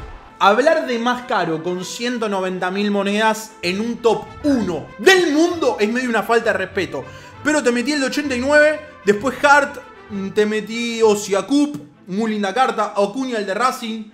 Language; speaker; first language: Spanish; native; Spanish